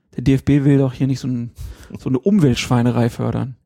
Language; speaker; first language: German; native; German